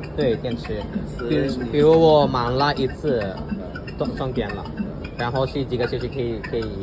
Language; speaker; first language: Chinese; non-native, learner; Bangla